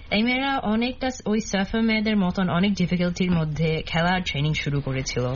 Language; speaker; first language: Bangla; early bilingual, heritage; Bangla